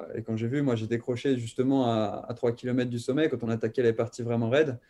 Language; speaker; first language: French; native; French